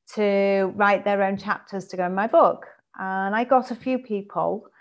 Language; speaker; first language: English; native; English